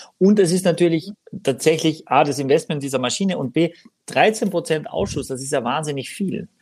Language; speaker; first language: German; native; German